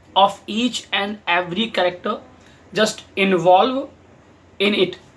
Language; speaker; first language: English; non-native, local second language; Hindi